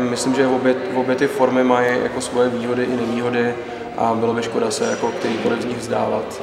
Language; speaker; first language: Czech; native; Czech